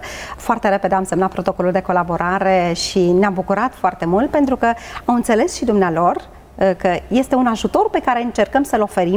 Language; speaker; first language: Romanian; native; Romanian